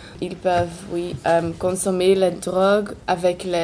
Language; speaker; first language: French; non-native, local second language; Dutch